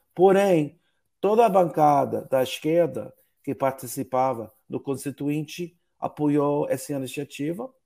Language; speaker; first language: Portuguese; non-native, fluent; English